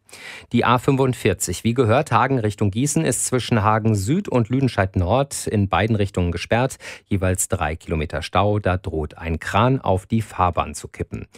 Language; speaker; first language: German; native; German